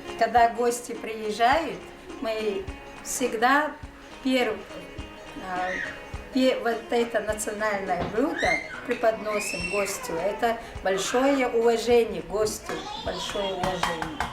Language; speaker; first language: Russian; non-native, local second language; Chechen